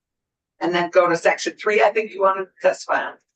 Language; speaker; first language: English; native; English